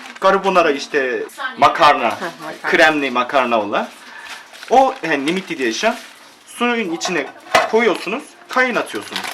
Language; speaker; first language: Turkish; non-native, fluent; Korean